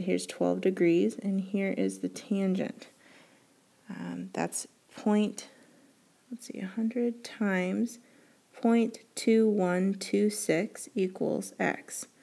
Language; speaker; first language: English; native; English